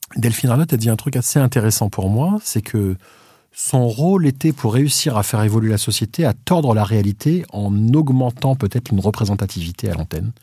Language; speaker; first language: French; native; French